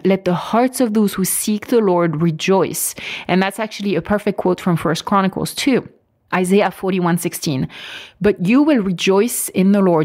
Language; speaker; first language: English; non-native, fluent; French